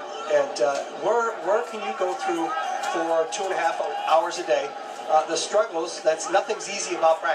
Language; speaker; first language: English; native; English